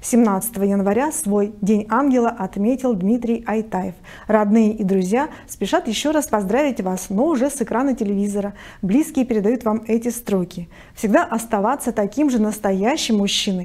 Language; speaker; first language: Russian; native; Russian